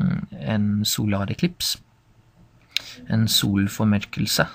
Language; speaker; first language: Norwegian; non-native, fluent; English